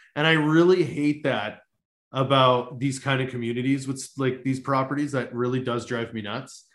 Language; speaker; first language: English; native; English